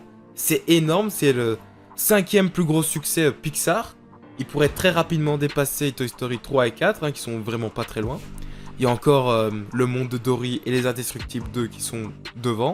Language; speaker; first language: French; native; French